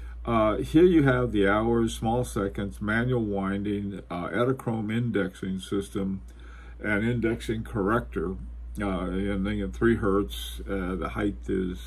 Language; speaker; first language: English; native; English